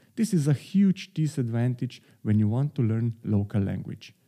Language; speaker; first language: English; non-native, fluent; Slovenian